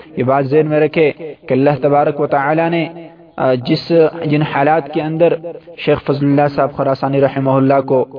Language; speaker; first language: Urdu; non-native, local second language; Pashto